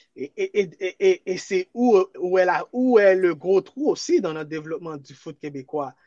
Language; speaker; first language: French; early bilingual, other home language; Haitian Creole